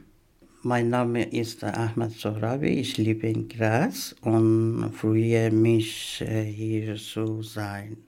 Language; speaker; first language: German; non-native, learner; Persian